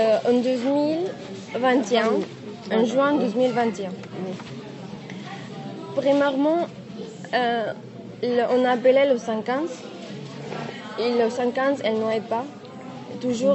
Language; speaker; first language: French; non-native, learner; Arabic